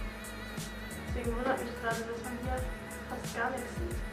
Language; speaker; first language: German; native; German